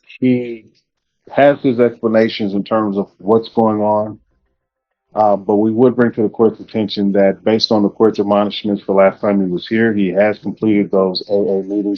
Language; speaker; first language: English; native; English